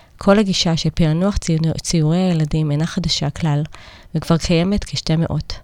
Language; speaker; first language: Hebrew; native; Hebrew